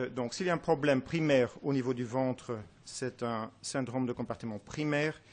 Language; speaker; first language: French; non-native, fluent; Dutch